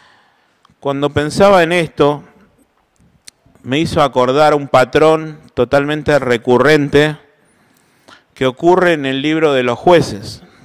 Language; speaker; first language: Spanish; native; Spanish